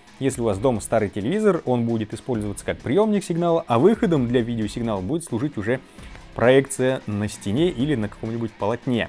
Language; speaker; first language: Russian; native; Russian